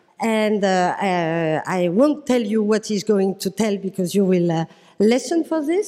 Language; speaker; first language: English; non-native, fluent; French